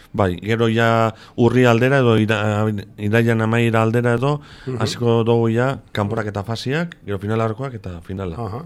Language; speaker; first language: Basque; native; Basque